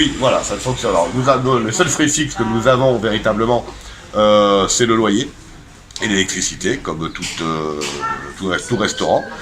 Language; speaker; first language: French; native; French